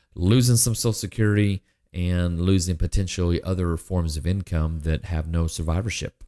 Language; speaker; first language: English; native; English